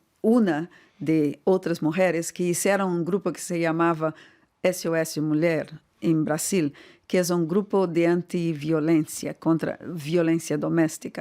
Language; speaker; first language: Spanish; non-native, fluent; Portuguese